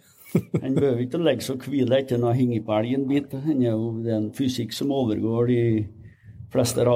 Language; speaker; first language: Norwegian; native; Norwegian